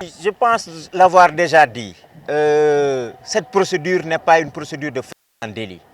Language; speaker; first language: French; non-native, local second language; Wolof